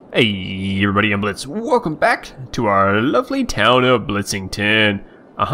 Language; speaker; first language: English; native; English